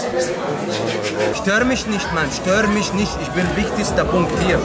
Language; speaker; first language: German; non-native, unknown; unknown